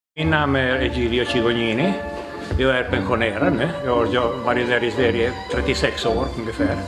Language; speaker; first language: Swedish; non-native, fluent; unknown